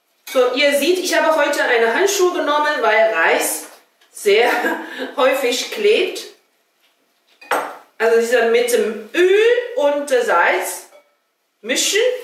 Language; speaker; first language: German; non-native, fluent; Chinese